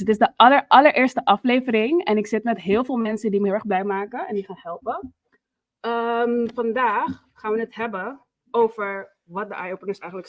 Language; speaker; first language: Dutch; native; Dutch